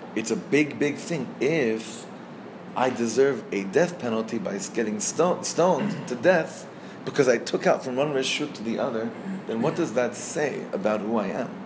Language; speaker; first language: English; native; English